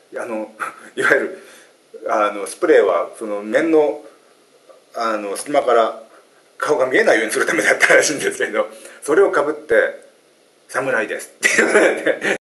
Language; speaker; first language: Japanese; native; Japanese